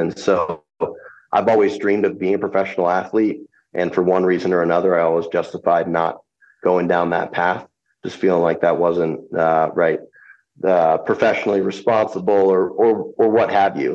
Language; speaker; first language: English; native; English